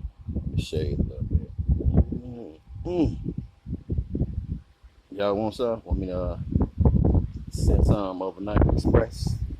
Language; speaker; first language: English; native; English